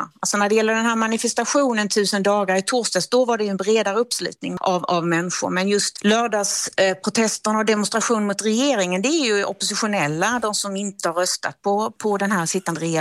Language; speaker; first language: Swedish; native; Swedish